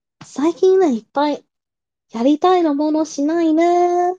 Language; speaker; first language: Japanese; non-native, learner; English